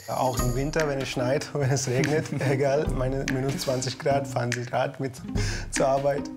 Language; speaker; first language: German; non-native, fluent; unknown